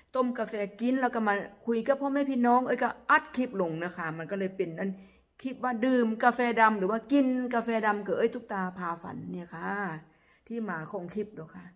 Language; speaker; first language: Northeastern Thai; non-native, local second language; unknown